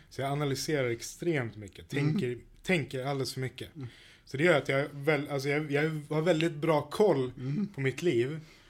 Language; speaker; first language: Swedish; native; Swedish